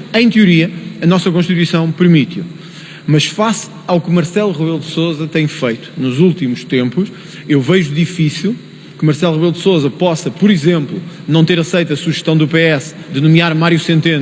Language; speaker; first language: Portuguese; native; Portuguese